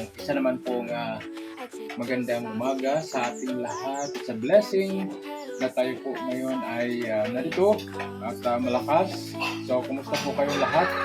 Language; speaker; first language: Filipino; non-native, local second language; Cebuano